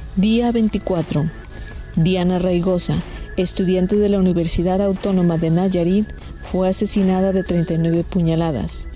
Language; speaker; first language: Spanish; native; Spanish